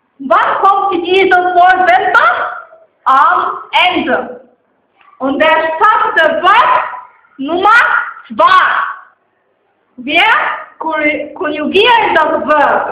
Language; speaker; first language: German; non-native, learner; Arabic